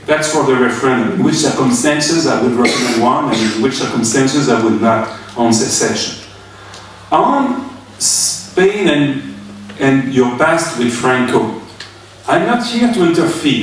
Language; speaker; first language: English; non-native, fluent; French